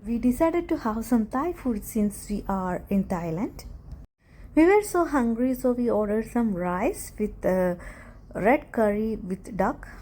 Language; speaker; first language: English; non-native, local second language; Malayalam